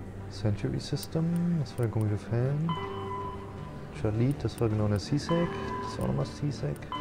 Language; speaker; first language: German; native; German